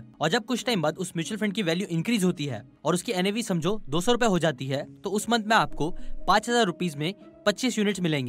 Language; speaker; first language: Hindi; native; Hindi